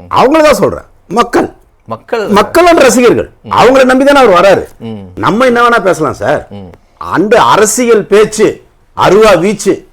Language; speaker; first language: Tamil; native; Tamil